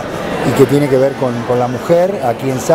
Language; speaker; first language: Spanish; native; Spanish